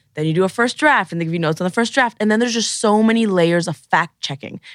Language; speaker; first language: English; native; English